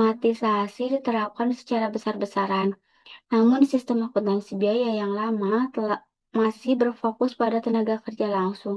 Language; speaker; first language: Indonesian; native; Indonesian